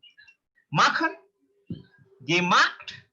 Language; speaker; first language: German; non-native, learner; Hindi